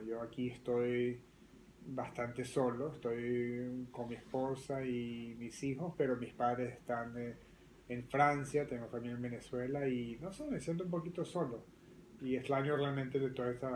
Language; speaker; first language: Spanish; early bilingual, other home language; French